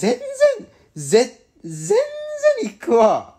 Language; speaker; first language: Japanese; non-native, learner; English